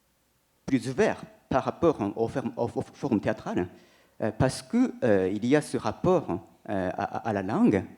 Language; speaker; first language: French; non-native, fluent; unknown